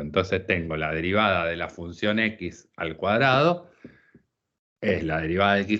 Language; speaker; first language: Spanish; native; Spanish